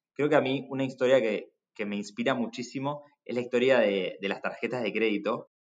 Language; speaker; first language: Spanish; native; Spanish